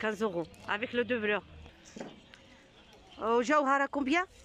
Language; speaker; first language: French; non-native, learner; Arabic